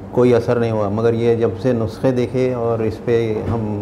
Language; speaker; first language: Hindi; non-native, local second language; Urdu